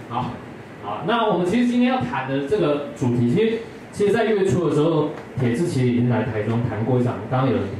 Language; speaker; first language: Chinese; native; Chinese